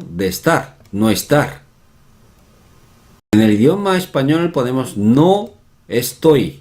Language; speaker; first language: Spanish; non-native, fluent; Korean